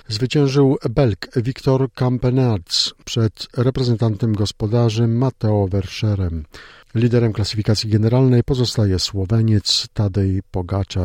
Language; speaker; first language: Polish; native; Polish